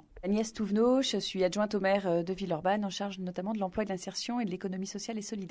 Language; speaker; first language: French; native; French